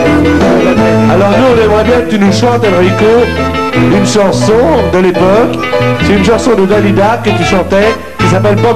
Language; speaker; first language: French; native; French